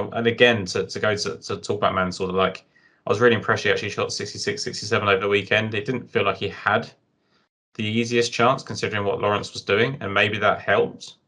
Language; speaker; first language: English; native; English